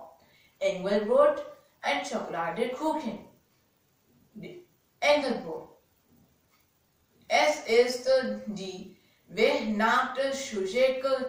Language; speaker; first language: German; non-native, learner; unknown